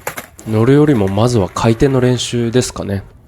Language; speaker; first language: Japanese; native; Japanese